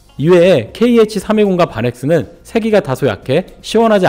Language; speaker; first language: Korean; native; Korean